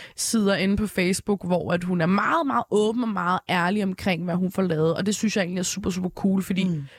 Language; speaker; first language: Danish; early bilingual, other home language; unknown